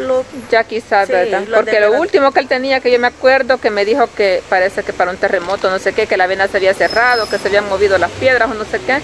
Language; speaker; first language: Spanish; native; Spanish